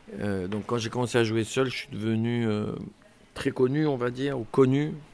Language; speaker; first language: French; early bilingual, other home language; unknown